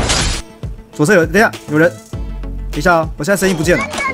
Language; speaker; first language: Chinese; native; Chinese